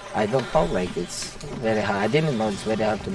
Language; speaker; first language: English; non-native, learner; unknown